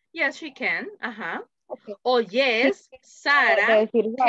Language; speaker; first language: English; non-native, fluent; Spanish